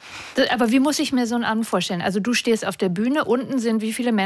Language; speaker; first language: German; native; German